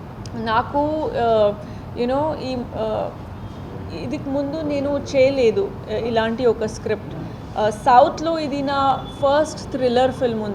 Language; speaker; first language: Telugu; non-native, fluent; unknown